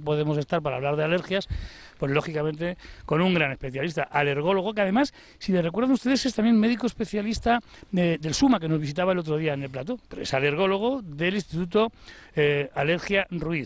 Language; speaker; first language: Spanish; native; Spanish